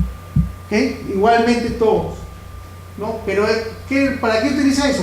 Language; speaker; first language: Spanish; native; Spanish